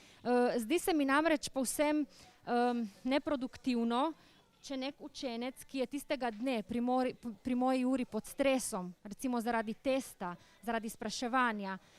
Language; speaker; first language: Slovenian; native; Slovenian